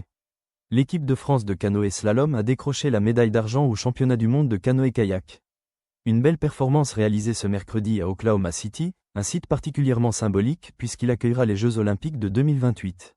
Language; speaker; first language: French; native; French